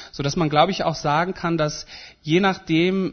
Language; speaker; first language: German; native; German